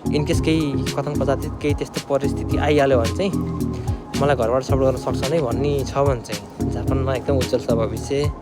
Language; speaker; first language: Nepali; native; Nepali